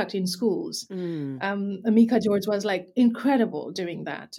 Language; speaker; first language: English; non-native, local second language; Nepali